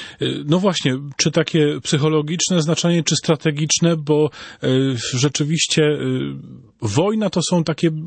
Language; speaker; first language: Polish; native; Polish